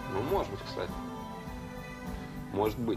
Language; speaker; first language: Russian; native; Russian